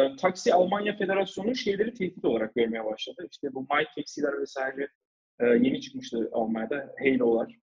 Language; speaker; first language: Turkish; early bilingual, heritage; Turkish